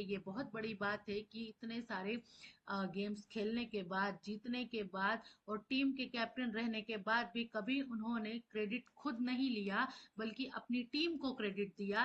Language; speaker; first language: Hindi; native; Hindi